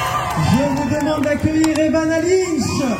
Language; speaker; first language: French; native; French